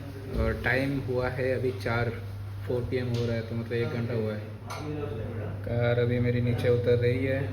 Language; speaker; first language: Hindi; native; Hindi